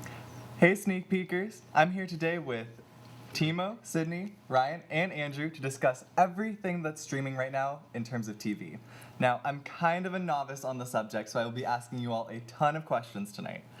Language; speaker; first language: English; native; English